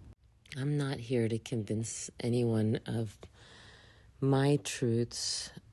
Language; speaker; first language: English; native; English